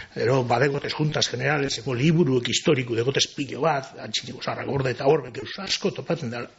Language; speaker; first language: Basque; native; Basque